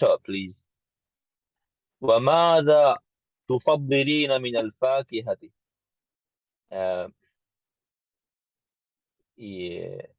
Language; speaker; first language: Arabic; non-native, learner; English